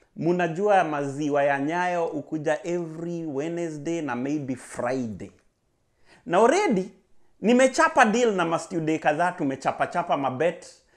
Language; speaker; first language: Swahili; native; Swahili